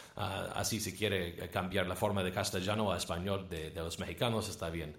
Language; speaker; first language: Spanish; non-native, fluent; English